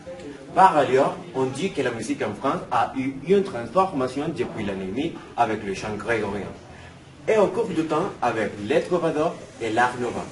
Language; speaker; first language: French; non-native, learner; Spanish